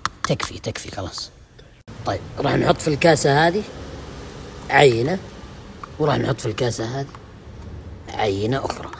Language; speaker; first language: Arabic; native; Arabic